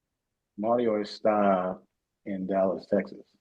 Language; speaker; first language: Spanish; non-native, learner; English